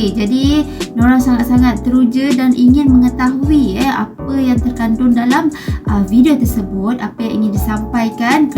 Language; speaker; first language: Malay; native; Malay